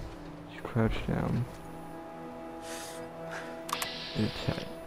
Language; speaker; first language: English; native; English